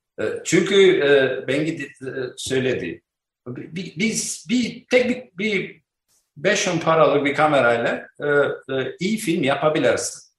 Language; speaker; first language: Turkish; non-native, learner; Albanian